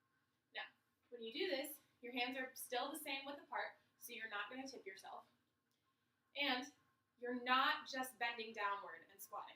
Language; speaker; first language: English; native; English